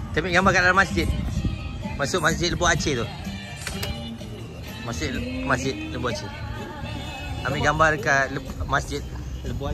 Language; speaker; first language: Malay; native; Malay